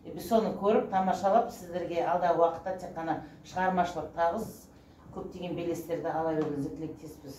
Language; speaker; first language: Kazakh; native; Kazakh